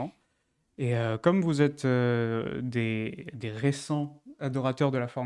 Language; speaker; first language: French; native; French